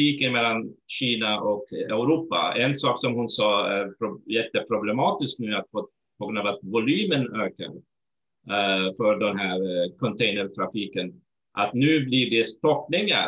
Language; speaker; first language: Swedish; non-native, fluent; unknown